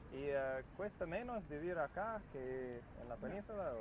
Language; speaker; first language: Spanish; non-native, learner; English